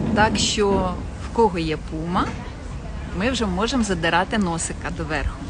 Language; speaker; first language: Ukrainian; native; Ukrainian